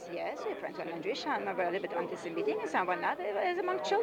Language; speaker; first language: English; non-native, fluent; Yiddish